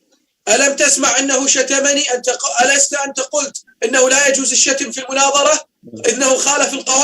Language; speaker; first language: Arabic; native; Arabic